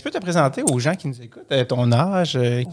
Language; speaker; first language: French; native; French